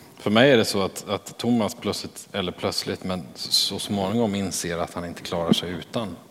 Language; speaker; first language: Swedish; native; Swedish